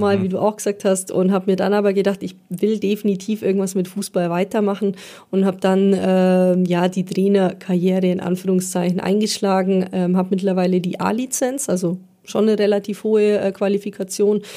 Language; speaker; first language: German; native; German